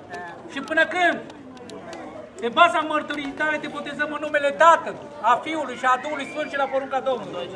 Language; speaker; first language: Romanian; native; Romanian